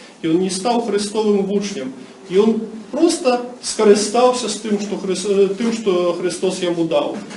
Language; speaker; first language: Belarusian; non-native, local second language; Russian